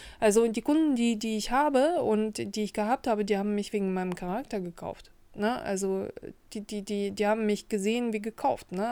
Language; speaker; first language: German; early bilingual, other home language; Russian